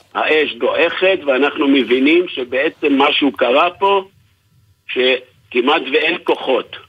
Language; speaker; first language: Hebrew; native; Hebrew